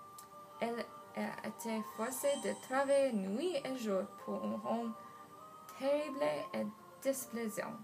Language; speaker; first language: French; non-native, learner; English